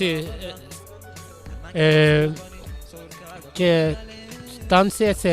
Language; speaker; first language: Italian; non-native, learner; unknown